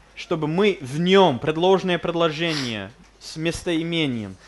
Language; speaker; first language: Russian; non-native, fluent; English